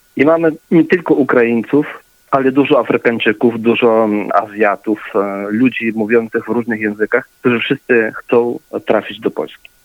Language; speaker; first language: Polish; early bilingual, heritage; Polish